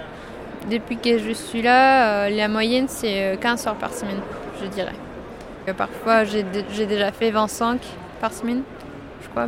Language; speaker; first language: French; non-native, fluent; Spanish